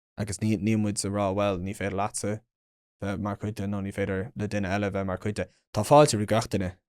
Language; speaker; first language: Irish; non-native, local second language; English